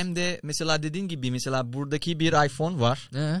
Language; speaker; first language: Turkish; non-native, fluent; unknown